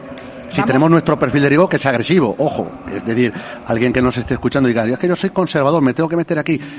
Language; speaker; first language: Spanish; native; Spanish